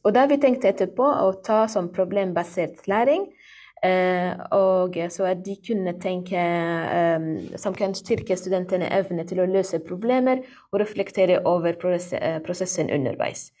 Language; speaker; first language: Norwegian; non-native, learner; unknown